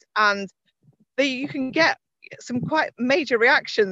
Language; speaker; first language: English; native; English